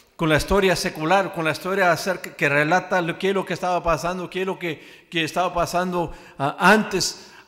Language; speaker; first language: Spanish; early bilingual, heritage; Spanish